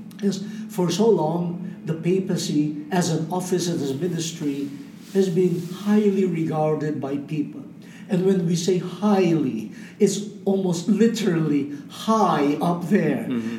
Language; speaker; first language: English; non-native, local second language; Filipino